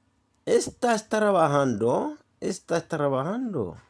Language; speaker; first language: Spanish; non-native, learner; Haitian Creole